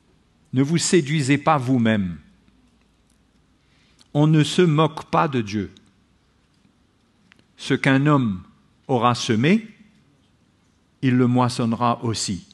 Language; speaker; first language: French; native; French